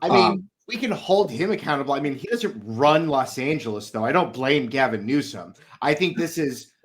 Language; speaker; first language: English; native; English